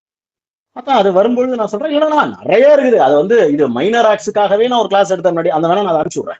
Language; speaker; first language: Tamil; native; Tamil